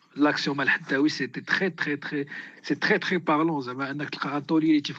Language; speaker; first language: French; non-native, local second language; Arabic